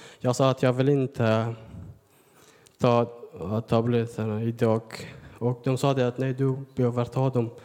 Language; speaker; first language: Swedish; non-native, learner; Persian